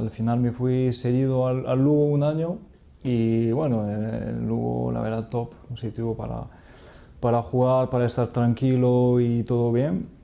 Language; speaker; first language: Spanish; non-native, fluent; French